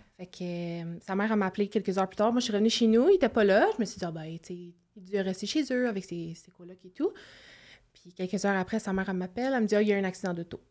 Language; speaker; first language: French; native; French